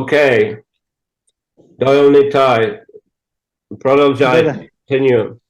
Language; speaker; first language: Russian; non-native, learner; English